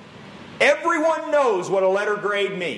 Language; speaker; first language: English; native; English